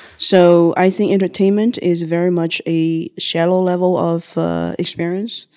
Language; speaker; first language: English; non-native, fluent; Chinese